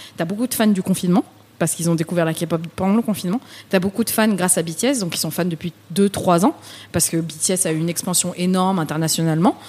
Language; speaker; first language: French; early bilingual, other home language; Vietnamese